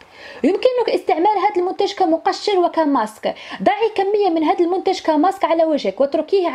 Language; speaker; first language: Arabic; native; Arabic